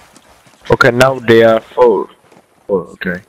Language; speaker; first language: English; non-native, learner; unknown